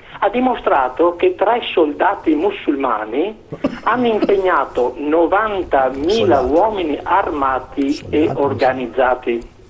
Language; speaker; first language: Italian; native; Italian